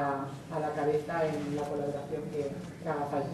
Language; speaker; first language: Spanish; native; Spanish